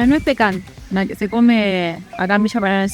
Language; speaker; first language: Spanish; native; Spanish